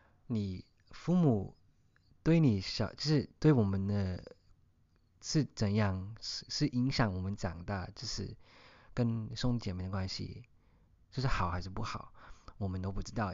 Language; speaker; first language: Chinese; early bilingual, heritage; Chinese